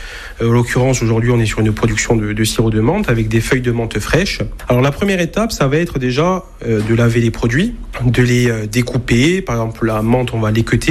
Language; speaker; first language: French; native; French